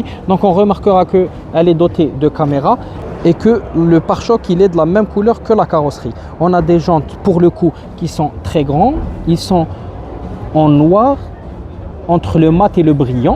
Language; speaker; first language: French; native; French